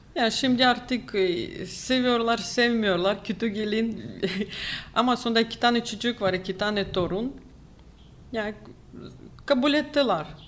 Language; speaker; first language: Turkish; non-native, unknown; Ukrainian